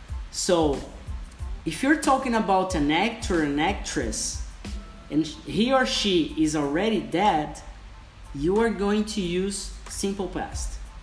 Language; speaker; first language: English; non-native, fluent; Portuguese